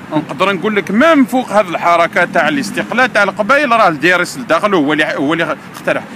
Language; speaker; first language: Arabic; non-native, local second language; Kabyle